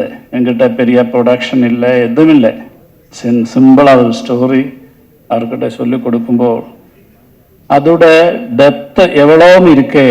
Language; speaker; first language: Tamil; non-native, learner; Malayalam